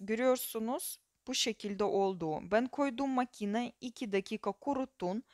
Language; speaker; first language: Turkish; non-native, fluent; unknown